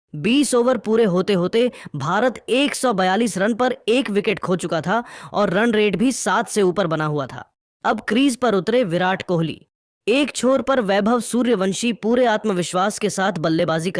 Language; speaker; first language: Hindi; native; Hindi